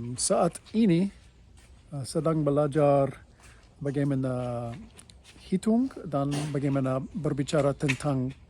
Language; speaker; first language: Indonesian; non-native, learner; English